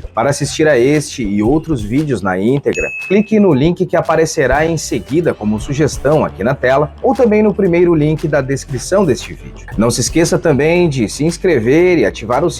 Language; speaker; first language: Portuguese; native; Portuguese